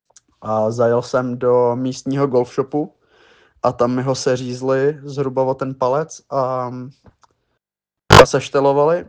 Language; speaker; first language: Czech; native; Czech